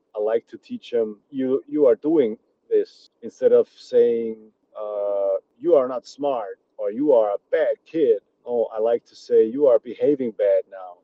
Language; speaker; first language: English; early bilingual, other home language; Czech